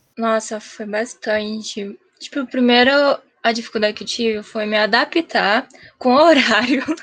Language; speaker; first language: Portuguese; early bilingual, heritage; Japanese